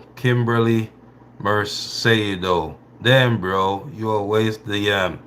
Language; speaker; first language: English; native; English